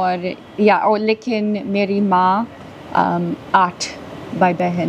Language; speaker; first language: Hindi; non-native, learner; English